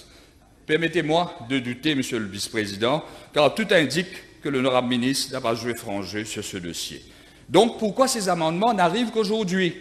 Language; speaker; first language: French; non-native, local second language; Morisyen